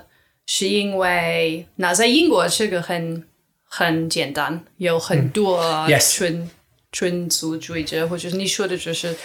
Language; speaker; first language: Chinese; non-native, learner; English